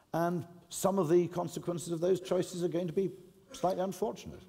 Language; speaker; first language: English; native; English